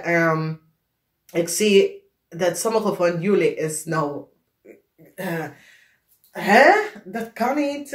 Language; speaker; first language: Dutch; non-native, fluent; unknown